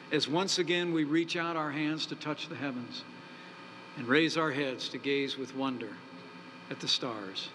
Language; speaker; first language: English; native; English